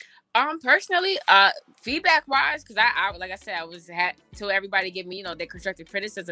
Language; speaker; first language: English; early bilingual, other home language; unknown